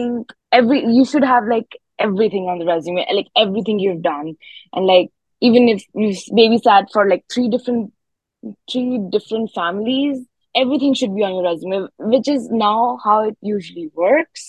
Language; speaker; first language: English; non-native, local second language; Hindi